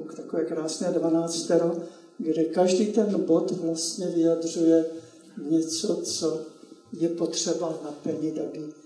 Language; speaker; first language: Czech; native; Czech